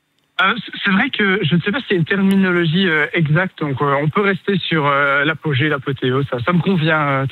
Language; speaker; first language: French; native; French